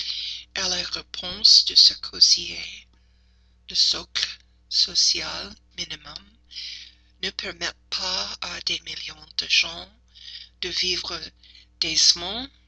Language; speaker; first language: French; non-native, learner; English